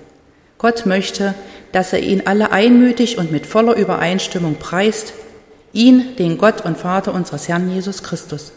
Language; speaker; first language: German; native; German